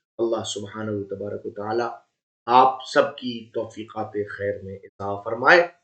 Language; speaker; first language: Urdu; native; Urdu